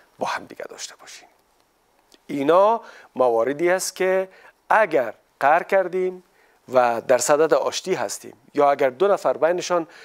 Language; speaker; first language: Persian; native; Persian